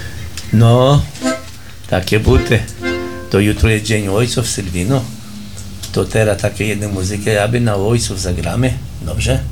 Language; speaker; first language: Polish; early bilingual, heritage; Polish